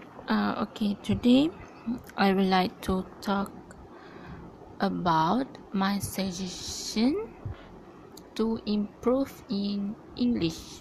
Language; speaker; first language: English; non-native, learner; Malay